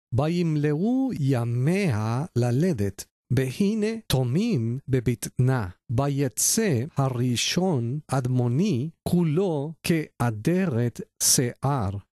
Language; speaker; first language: Hebrew; non-native, learner; Spanish